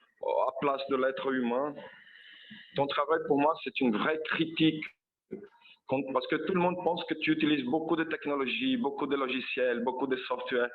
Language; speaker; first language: French; non-native, fluent; Portuguese